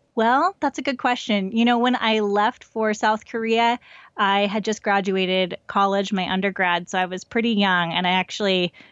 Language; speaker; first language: English; native; English